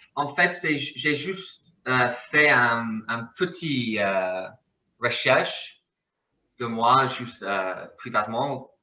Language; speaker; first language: French; non-native, learner; English